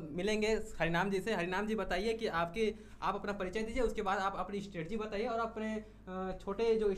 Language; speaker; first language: Hindi; native; Hindi